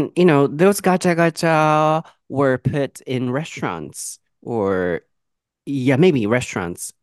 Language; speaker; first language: English; non-native, fluent; Japanese